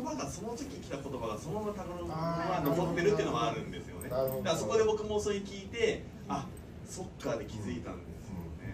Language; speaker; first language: Japanese; native; Japanese